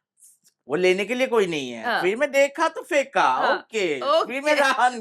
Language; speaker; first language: Hindi; non-native, local second language; Assamese